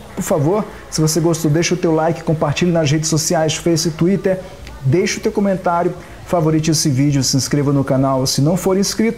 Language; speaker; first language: Portuguese; native; Portuguese